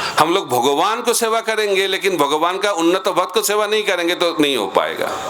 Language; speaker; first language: Hindi; non-native, local second language; Bangla